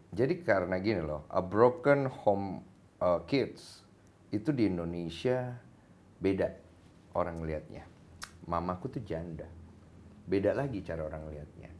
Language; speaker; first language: Indonesian; native; Indonesian